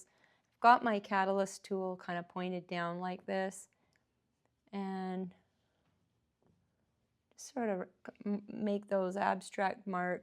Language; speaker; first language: English; native; English